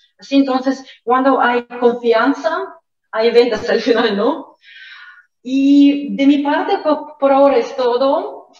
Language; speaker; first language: Spanish; non-native, fluent; Russian